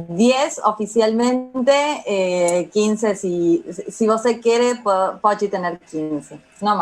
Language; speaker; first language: Portuguese; non-native, fluent; Spanish